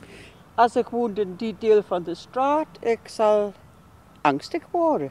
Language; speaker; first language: Dutch; non-native, learner; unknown